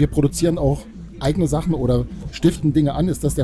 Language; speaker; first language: German; native; German